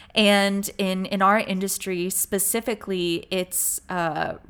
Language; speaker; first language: English; native; English